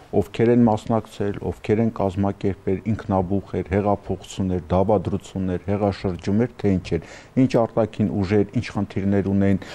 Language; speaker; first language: Armenian; native; Armenian